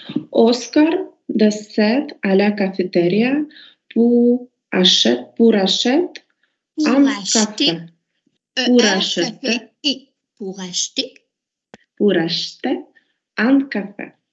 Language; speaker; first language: French; non-native, learner; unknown